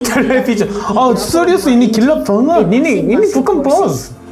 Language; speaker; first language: Indonesian; non-native, learner; Korean